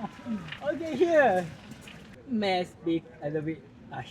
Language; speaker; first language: English; non-native, learner; Japanese